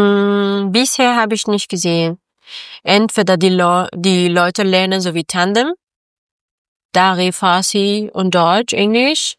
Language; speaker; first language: German; non-native, learner; Persian